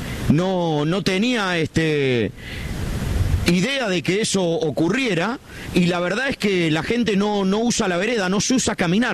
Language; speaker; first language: Spanish; native; Spanish